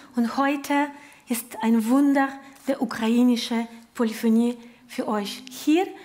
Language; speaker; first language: German; non-native, learner; Ukrainian